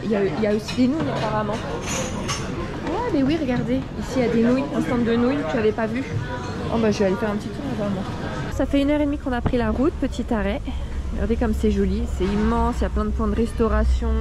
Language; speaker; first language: French; native; French